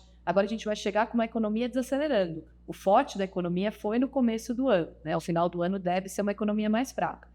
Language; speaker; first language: Portuguese; native; Portuguese